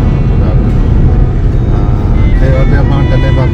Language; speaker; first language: Filipino; non-native, local second language; Cebuano